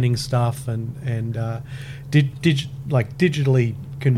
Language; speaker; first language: English; native; English